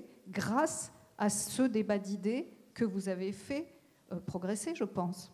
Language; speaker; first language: French; native; French